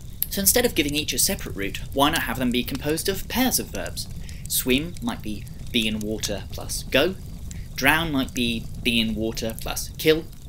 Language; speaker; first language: English; early bilingual, other home language; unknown